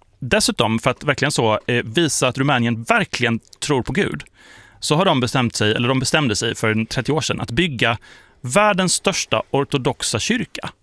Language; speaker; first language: Swedish; early bilingual, other home language; Polish